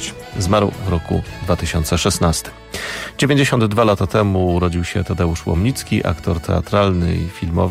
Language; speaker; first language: Polish; native; Polish